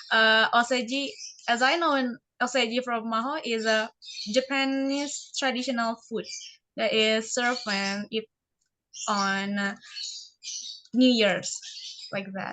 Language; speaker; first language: English; non-native, learner; Indonesian